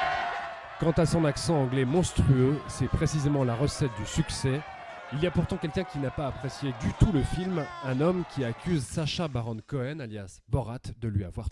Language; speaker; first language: French; native; French